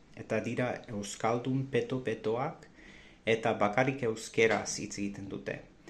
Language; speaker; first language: Basque; non-native, fluent; English